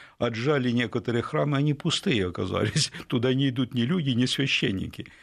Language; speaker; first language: Russian; native; Russian